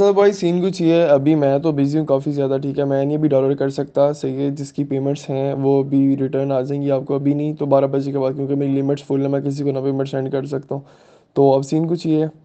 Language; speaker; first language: Urdu; native; Urdu